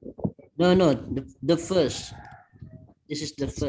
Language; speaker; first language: English; non-native, fluent; Indonesian